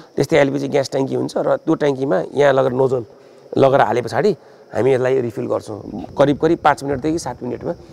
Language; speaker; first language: Nepali; native; Nepali